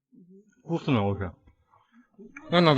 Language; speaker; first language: Russian; non-native, learner; Chinese